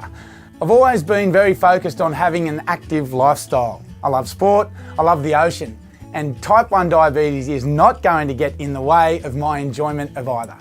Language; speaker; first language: English; native; English